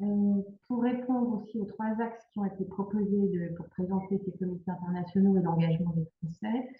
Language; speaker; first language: French; native; French